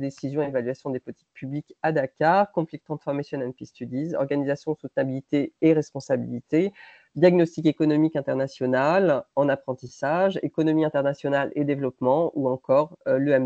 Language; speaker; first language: French; native; French